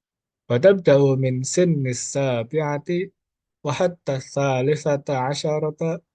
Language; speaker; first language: Arabic; non-native, learner; Indonesian